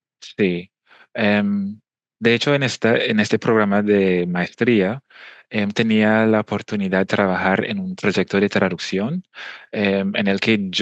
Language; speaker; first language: Spanish; non-native, fluent; English